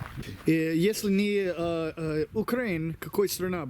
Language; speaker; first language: Russian; non-native, learner; English